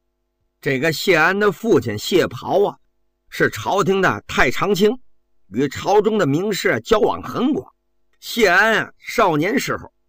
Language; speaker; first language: Chinese; native; Chinese